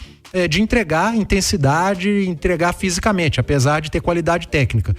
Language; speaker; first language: Portuguese; native; Portuguese